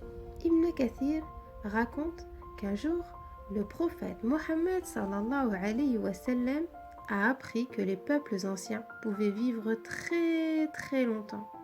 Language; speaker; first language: French; native; French